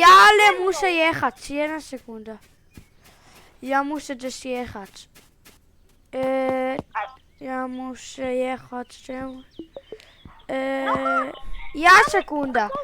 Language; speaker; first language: Polish; early bilingual, heritage; Polish